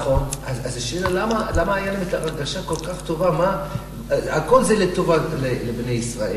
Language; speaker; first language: Hebrew; non-native, fluent; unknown